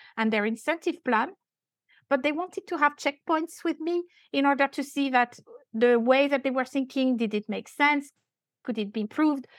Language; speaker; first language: English; non-native, fluent; French